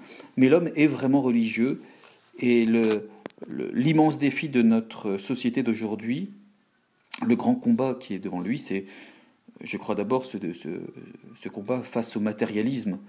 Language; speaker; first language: French; native; French